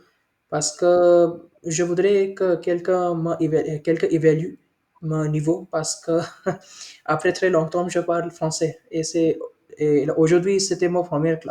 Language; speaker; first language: French; non-native, learner; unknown